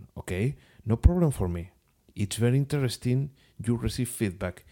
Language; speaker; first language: English; non-native, learner; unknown